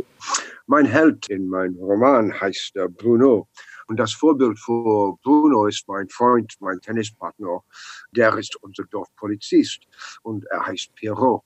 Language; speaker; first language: German; non-native, learner; English